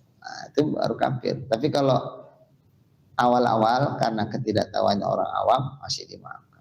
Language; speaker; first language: Indonesian; native; Indonesian